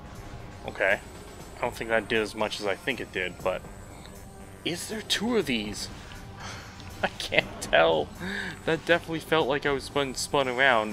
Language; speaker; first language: English; native; English